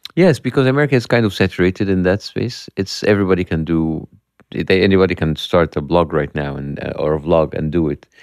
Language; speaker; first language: English; non-native, fluent; Arabic